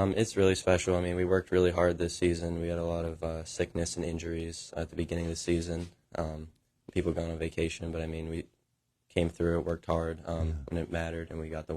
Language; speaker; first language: English; native; English